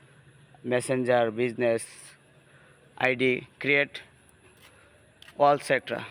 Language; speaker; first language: Hindi; non-native, learner; Bangla